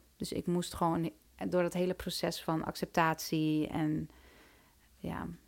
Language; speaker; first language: Dutch; early bilingual, other home language; Turkish